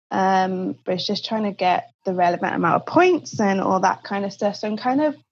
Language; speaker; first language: English; native; English